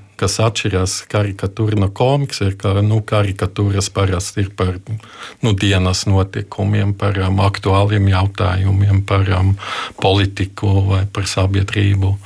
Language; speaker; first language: Latvian; non-native, fluent; German